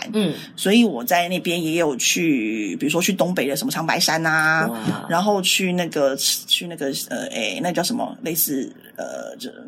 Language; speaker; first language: Chinese; native; Chinese